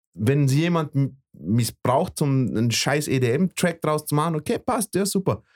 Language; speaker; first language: German; early bilingual, other home language; Bosnian